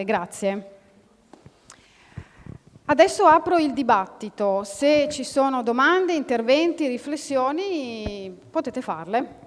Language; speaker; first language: Italian; native; Italian